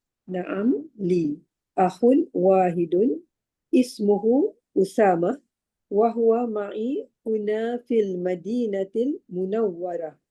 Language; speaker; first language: Arabic; non-native, learner; Malay